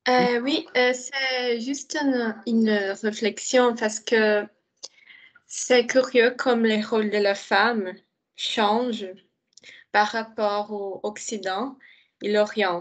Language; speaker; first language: French; non-native, learner; Portuguese